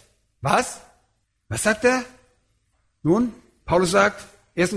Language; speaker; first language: German; native; German